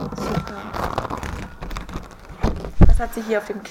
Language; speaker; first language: German; native; German